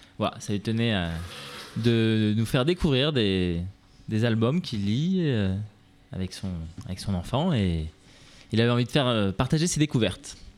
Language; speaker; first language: French; native; French